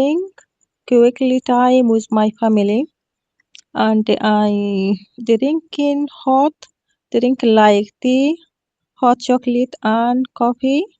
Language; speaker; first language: English; non-native, learner; Arabic